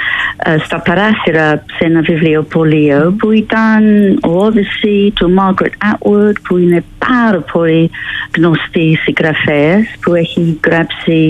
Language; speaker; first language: Greek; non-native, learner; English